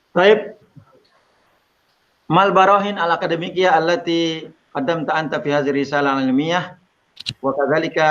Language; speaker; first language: Arabic; non-native, fluent; Indonesian